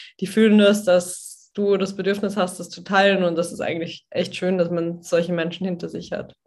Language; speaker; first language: German; native; German